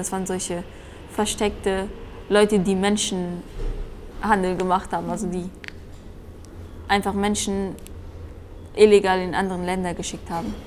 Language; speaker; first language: German; early bilingual, other home language; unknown